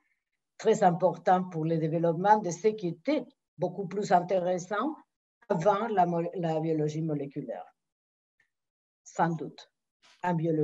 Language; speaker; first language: French; non-native, fluent; Spanish